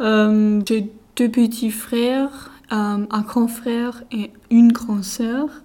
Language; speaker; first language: French; non-native, learner; German